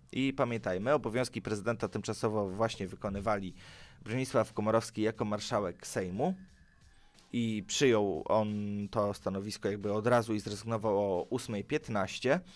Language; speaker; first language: Polish; native; Polish